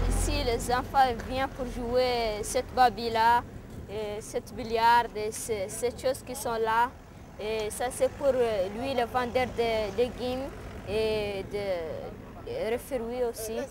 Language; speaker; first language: French; non-native, learner; Arabic